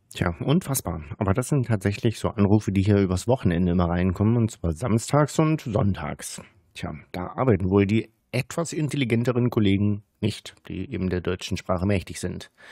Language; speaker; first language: German; native; German